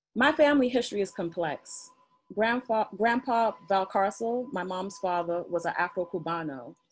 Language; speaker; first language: English; native; English